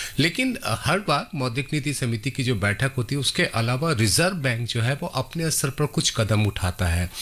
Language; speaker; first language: Hindi; native; Hindi